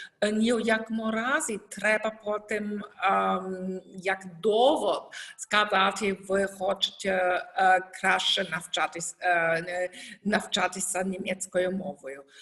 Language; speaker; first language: Ukrainian; non-native, learner; German